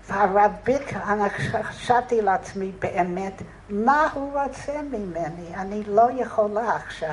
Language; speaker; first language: Hebrew; non-native, fluent; English